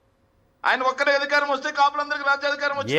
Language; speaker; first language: Telugu; native; Telugu